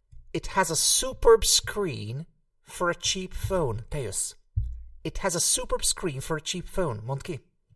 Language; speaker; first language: English; non-native, fluent; Hungarian